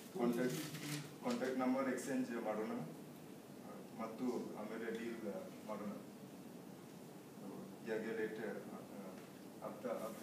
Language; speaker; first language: Kannada; non-native, learner; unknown